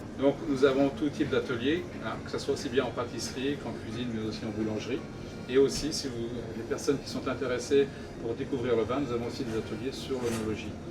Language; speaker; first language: French; native; French